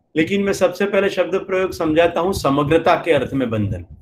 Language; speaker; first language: Hindi; non-native, local second language; Gujarati